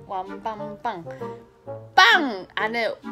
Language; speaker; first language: Korean; non-native, learner; English